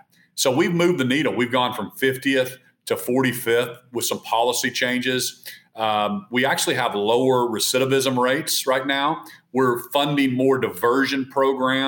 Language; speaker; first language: English; native; English